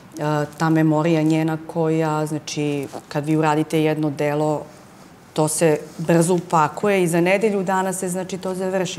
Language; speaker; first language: Serbian; native; Serbian